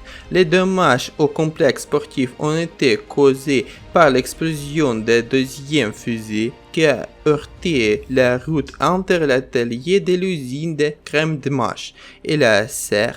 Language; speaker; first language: French; non-native, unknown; Ukrainian